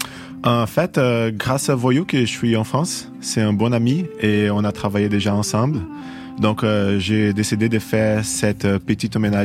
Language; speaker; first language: French; non-native, fluent; Portuguese